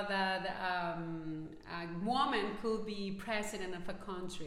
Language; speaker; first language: English; non-native, fluent; Spanish